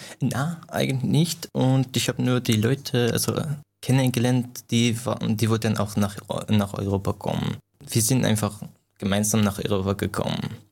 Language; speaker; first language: German; non-native, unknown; Persian